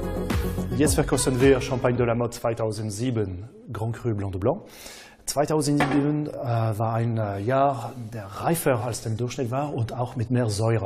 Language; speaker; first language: German; non-native, fluent; French